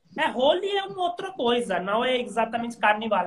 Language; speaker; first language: Portuguese; non-native, learner; Hindi